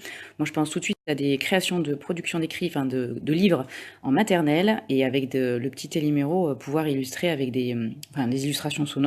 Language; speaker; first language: French; native; French